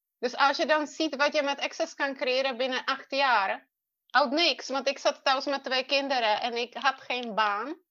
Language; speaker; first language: Dutch; non-native, fluent; Czech